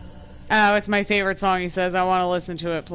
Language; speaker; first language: English; native; English